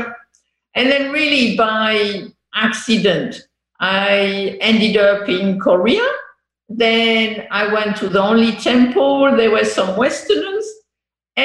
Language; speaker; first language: English; non-native, fluent; French